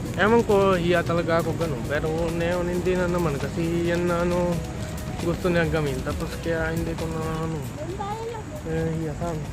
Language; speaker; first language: Filipino; non-native, learner; Punjabi